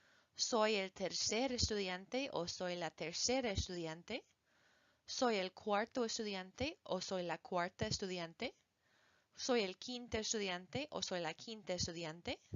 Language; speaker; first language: Spanish; non-native, fluent; English